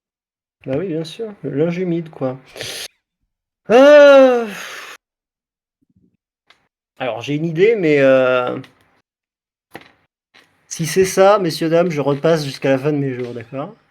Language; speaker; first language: French; native; French